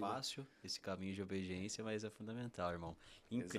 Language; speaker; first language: Portuguese; native; Portuguese